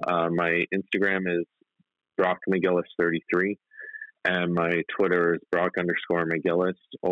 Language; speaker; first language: English; native; English